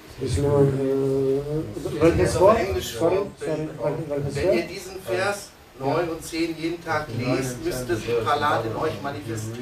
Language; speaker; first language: German; non-native, learner; Russian